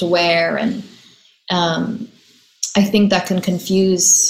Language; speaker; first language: English; native; English